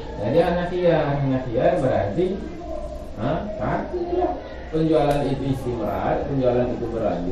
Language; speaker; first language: Indonesian; native; Indonesian